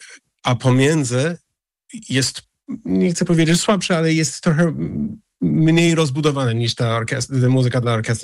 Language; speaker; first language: Polish; early bilingual, heritage; English